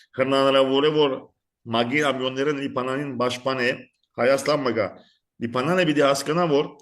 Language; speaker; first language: Armenian; early bilingual, heritage; Armenian